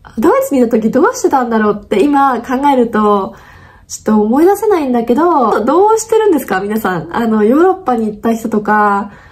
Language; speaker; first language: Japanese; non-native, fluent; German